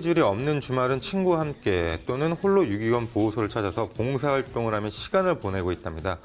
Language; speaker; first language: Korean; native; Korean